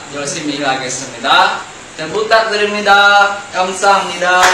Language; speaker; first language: Korean; non-native, learner; Indonesian